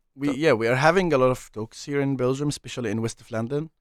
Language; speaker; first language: English; non-native, fluent; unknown